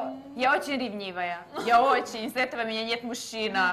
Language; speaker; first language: Russian; non-native, learner; Hungarian